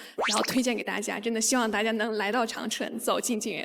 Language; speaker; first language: Chinese; native; Chinese